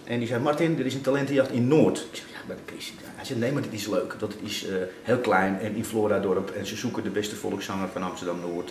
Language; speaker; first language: Dutch; native; Dutch